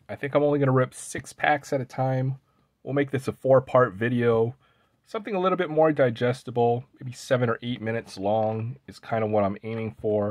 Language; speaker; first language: English; native; English